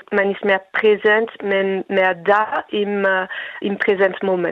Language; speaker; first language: German; non-native, fluent; French